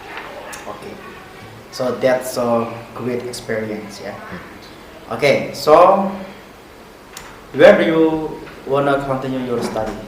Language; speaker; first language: English; non-native, fluent; Indonesian